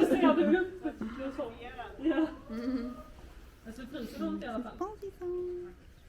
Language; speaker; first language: Swedish; native; Swedish